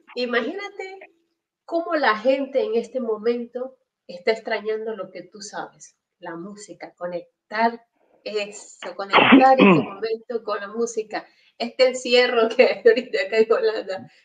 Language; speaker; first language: Spanish; native; Spanish